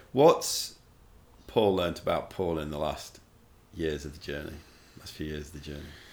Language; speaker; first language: English; native; English